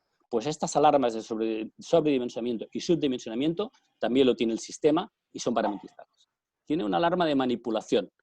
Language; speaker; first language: Spanish; native; Spanish